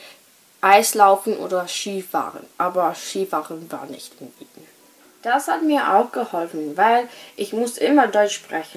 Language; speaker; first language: German; non-native, learner; Polish